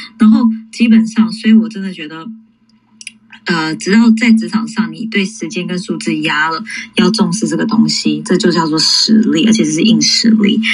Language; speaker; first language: Chinese; early bilingual, heritage; English